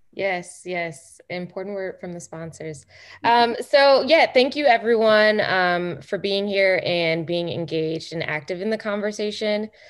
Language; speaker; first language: English; native; English